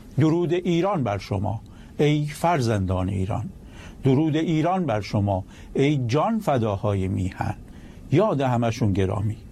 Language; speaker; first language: Persian; native; Persian